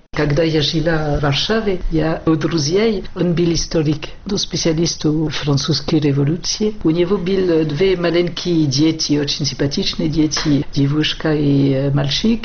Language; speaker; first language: Russian; non-native, fluent; French